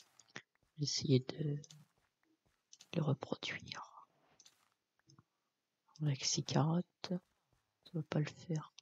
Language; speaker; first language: French; native; French